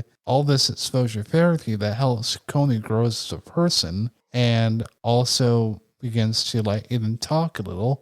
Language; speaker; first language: English; native; English